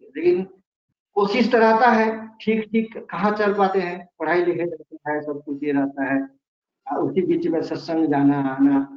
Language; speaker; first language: Hindi; non-native, local second language; Bangla